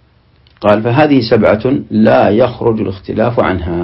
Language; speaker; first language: Arabic; native; Arabic